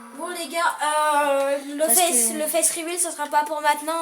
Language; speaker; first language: French; native; French